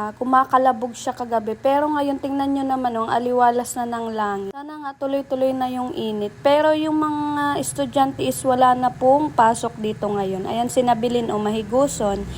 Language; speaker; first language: Filipino; non-native, local second language; Bikol